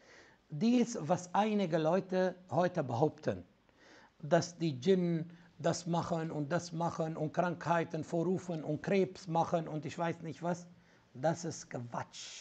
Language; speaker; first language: German; non-native, fluent; Arabic